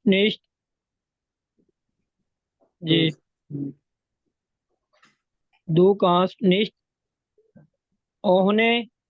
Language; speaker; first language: German; non-native, learner; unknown